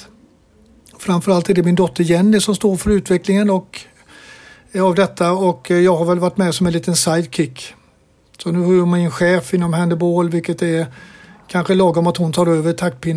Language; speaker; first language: Swedish; native; Swedish